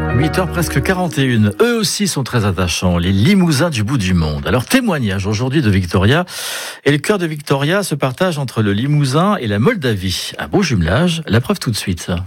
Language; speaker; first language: French; native; French